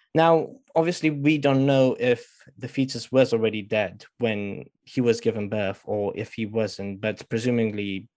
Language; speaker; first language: English; non-native, fluent; Romanian